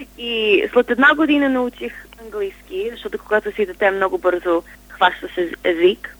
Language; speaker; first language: Bulgarian; early bilingual, heritage; Bulgarian